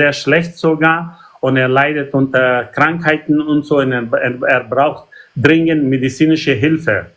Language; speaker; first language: German; non-native, learner; Persian